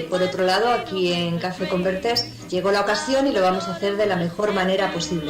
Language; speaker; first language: Spanish; native; Spanish